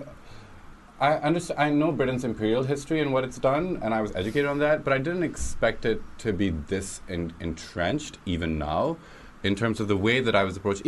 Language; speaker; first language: English; non-native, local second language; Urdu